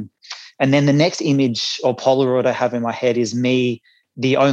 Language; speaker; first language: English; native; English